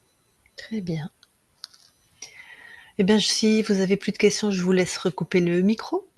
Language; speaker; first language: French; native; French